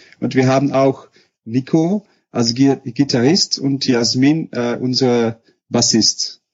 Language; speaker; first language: German; non-native, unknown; Dutch